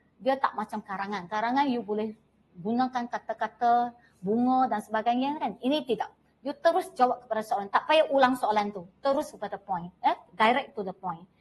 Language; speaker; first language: Malay; non-native, local second language; Chinese